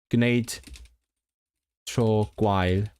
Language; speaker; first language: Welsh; non-native, learner; Cantonese